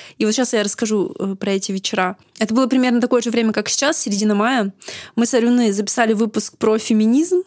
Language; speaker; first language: Russian; native; Russian